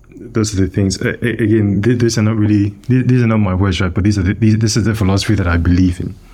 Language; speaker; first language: English; non-native, local second language; Yoruba